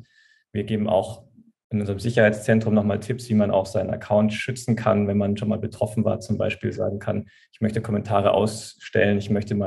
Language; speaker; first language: German; native; German